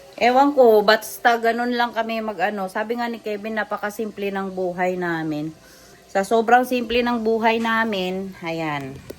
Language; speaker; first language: Filipino; non-native, local second language; Cebuano